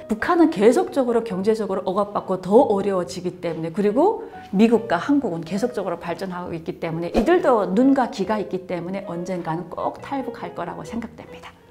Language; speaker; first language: Korean; native; Korean